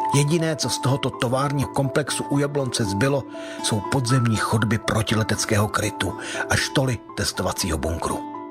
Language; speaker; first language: Czech; native; Czech